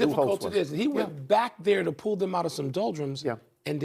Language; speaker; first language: English; native; English